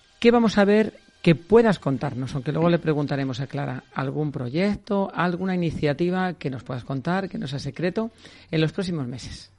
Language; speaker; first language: Spanish; native; Spanish